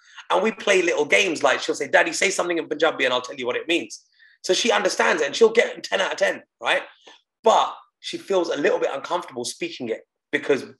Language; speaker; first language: English; non-native, local second language; Punjabi